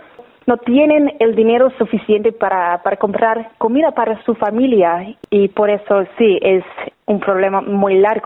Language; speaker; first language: Spanish; non-native, fluent; English